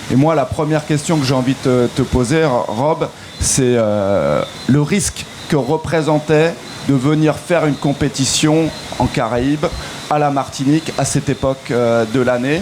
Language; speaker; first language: French; native; French